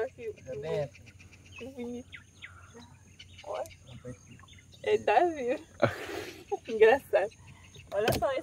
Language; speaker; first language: Portuguese; native; Portuguese